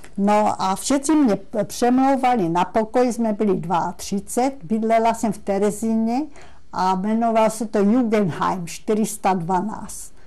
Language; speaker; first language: Czech; non-native, local second language; German